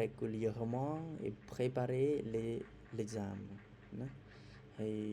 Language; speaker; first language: French; non-native, fluent; Khmer